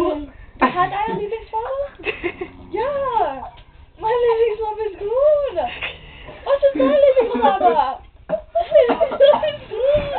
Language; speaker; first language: German; non-native, learner; English